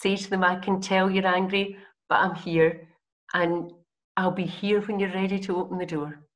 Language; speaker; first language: English; native; English